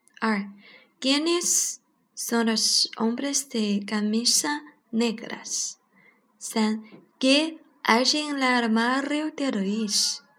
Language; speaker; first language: Spanish; non-native, learner; Chinese